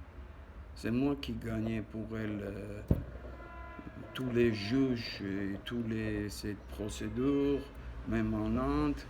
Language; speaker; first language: French; non-native, learner; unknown